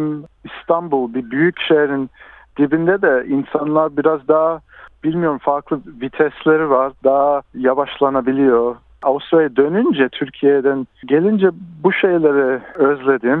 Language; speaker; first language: Turkish; early bilingual, heritage; Turkish